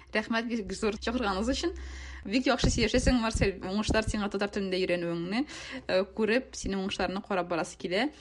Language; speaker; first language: Tatar; native; Tatar